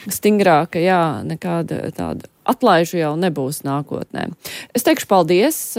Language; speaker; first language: Latvian; native; Latvian